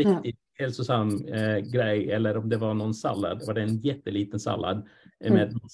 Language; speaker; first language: Swedish; non-native, fluent; English